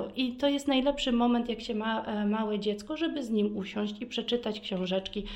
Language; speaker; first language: Polish; early bilingual, heritage; Polish